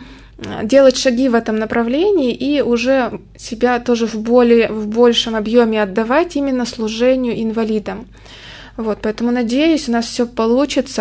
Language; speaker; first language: Russian; native; Russian